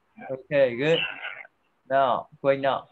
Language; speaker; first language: English; non-native, fluent; Vietnamese